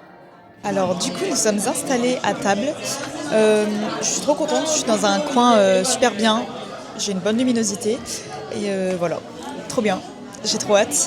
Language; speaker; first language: French; native; French